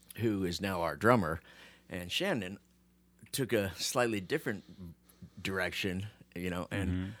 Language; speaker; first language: English; native; English